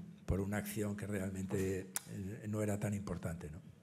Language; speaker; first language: Spanish; native; Spanish